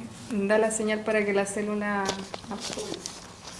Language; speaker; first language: Spanish; native; Spanish